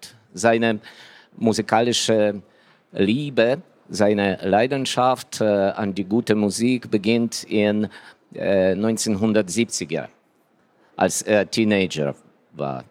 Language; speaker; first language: German; non-native, fluent; Ukrainian